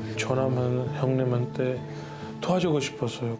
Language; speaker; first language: Korean; non-native, learner; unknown